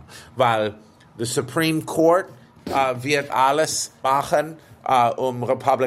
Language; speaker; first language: German; non-native, fluent; English